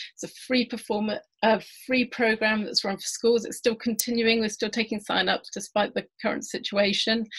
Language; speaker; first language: English; native; English